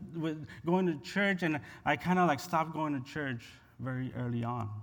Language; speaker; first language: English; non-native, fluent; Spanish